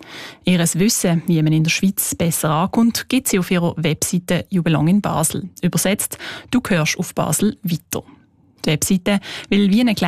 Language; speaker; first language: German; native; German